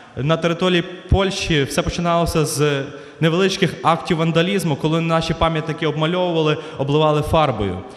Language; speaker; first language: Ukrainian; native; Ukrainian